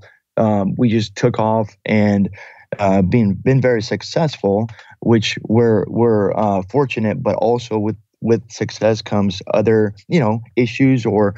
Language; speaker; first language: English; early bilingual, other home language; Russian